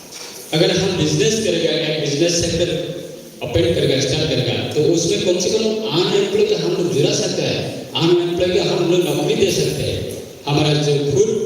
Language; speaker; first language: Hindi; non-native, local second language; Kok Borok